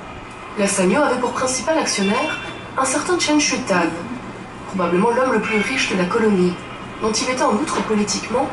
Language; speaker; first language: French; native; French